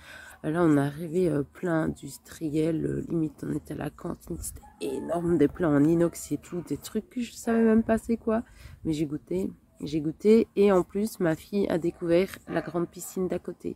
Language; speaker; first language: French; native; French